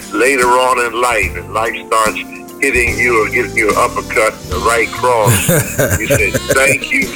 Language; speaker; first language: English; native; English